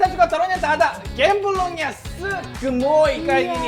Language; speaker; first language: Indonesian; non-native, fluent; Korean